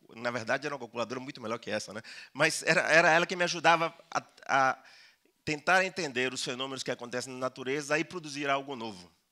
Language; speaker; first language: Portuguese; early bilingual, other home language; Spanish